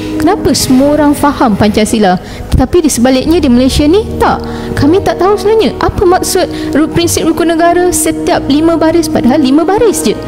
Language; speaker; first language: Malay; non-native, local second language; Tamil